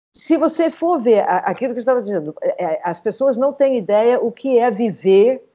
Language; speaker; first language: Portuguese; non-native, fluent; English